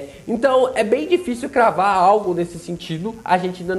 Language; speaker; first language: Portuguese; native; Portuguese